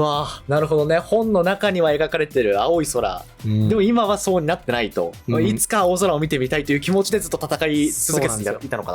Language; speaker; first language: Japanese; native; Japanese